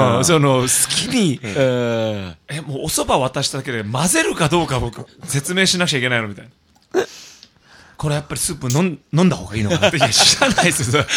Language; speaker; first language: Japanese; native; Japanese